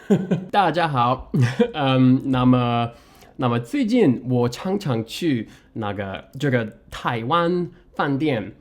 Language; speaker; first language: Chinese; non-native, learner; English